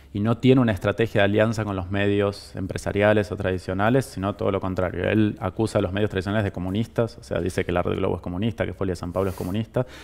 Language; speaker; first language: Spanish; native; Spanish